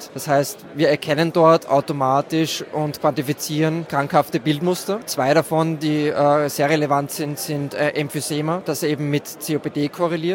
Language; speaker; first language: German; native; German